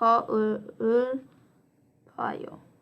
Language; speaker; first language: Korean; non-native, learner; English